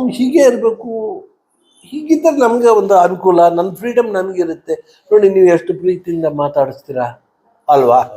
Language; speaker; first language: Kannada; native; Kannada